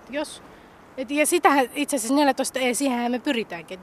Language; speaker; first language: Finnish; early bilingual, other home language; Somali